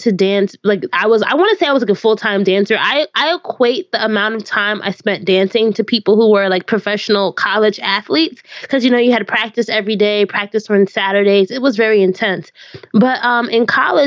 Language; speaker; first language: English; native; English